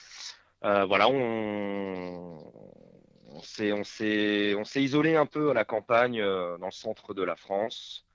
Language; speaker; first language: French; native; French